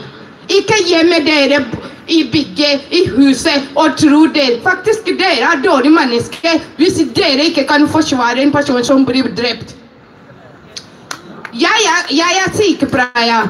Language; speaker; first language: Norwegian; non-native, fluent; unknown